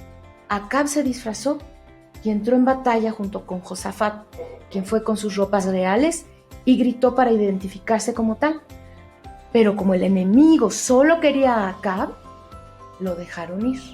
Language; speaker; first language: Spanish; native; Spanish